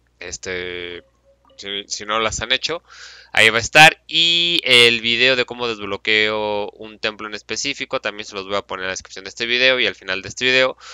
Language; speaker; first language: Spanish; native; Spanish